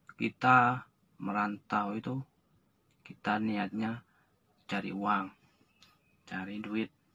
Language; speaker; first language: Indonesian; non-native, local second language; Madurese